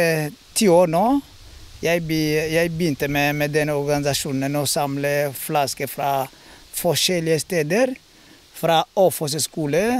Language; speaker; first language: Norwegian; non-native, learner; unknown